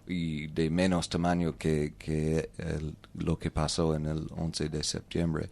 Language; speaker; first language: Spanish; non-native, learner; English